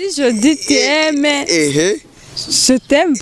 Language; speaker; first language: French; non-native, learner; Rundi